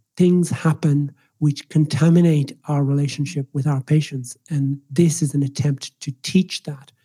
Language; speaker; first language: English; non-native, local second language; Swahili